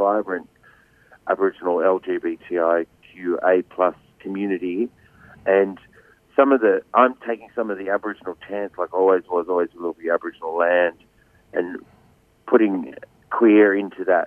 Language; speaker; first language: English; native; English